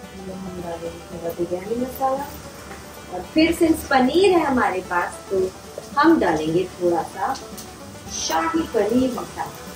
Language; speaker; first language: Hindi; native; Hindi